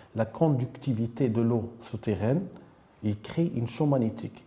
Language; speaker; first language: French; non-native, local second language; Arabic